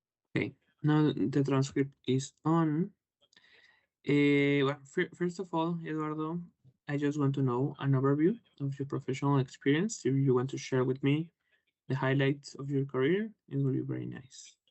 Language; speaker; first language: English; non-native, fluent; Spanish